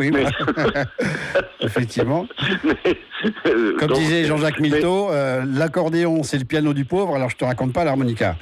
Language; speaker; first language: French; native; French